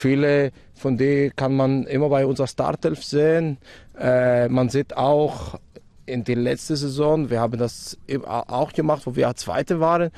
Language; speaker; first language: German; non-native, fluent; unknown